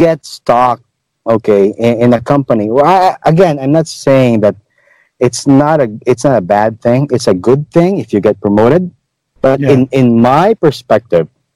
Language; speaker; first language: English; non-native, local second language; Hiligaynon